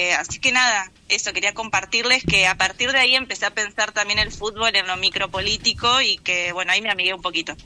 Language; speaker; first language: Spanish; native; Spanish